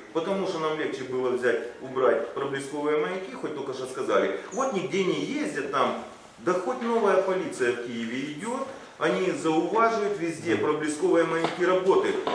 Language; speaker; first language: Russian; non-native, local second language; Ukrainian